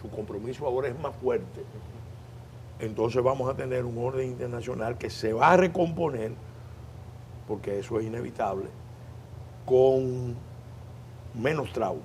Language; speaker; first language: Spanish; native; Spanish